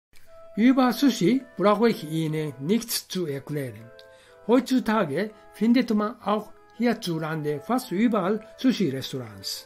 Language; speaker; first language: German; non-native, fluent; Japanese